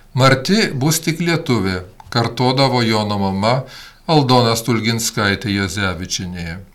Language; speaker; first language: Lithuanian; early bilingual, heritage; Lithuanian